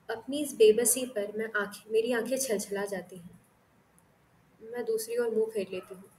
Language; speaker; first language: Hindi; non-native, local second language; Marathi